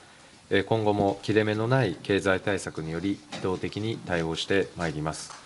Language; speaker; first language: Japanese; native; Japanese